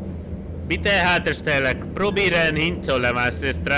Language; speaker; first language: German; non-native, learner; Hungarian